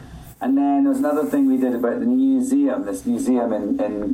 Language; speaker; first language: English; native; English